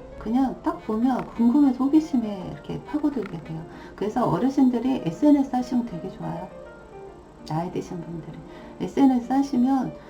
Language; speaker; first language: Korean; native; Korean